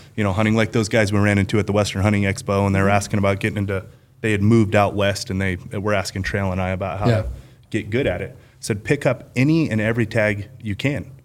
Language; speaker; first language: English; native; English